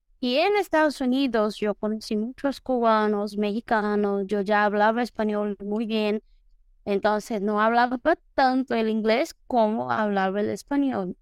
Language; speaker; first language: Spanish; non-native, fluent; Portuguese